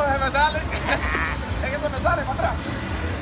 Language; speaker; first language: Spanish; native; Spanish